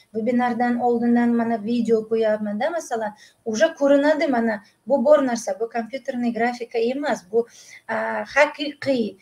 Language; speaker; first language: Uzbek; non-native, local second language; Russian